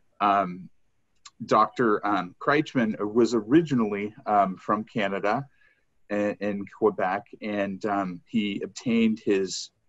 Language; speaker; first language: English; native; English